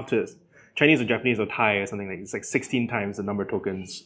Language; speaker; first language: English; native; English